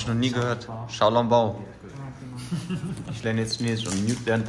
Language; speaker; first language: German; native; German